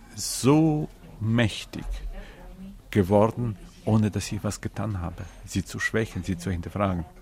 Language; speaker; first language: German; non-native, fluent; Ukrainian